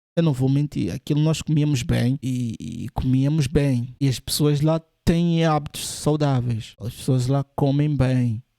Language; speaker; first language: Portuguese; native; Portuguese